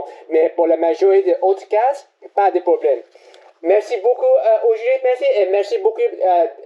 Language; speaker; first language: French; non-native, learner; English